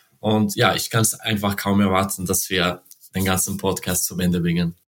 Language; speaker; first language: German; non-native, learner; Serbian